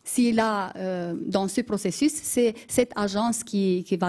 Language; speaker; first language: French; non-native, fluent; Romanian